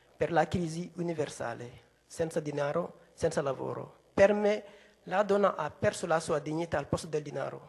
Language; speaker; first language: Italian; non-native, fluent; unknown